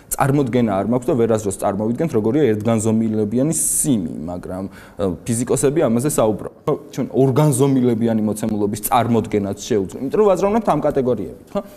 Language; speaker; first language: Georgian; native; Georgian